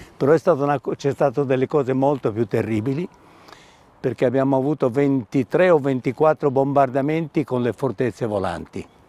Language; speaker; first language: Italian; native; Italian